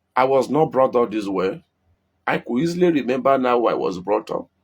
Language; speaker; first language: English; non-native, local second language; Yoruba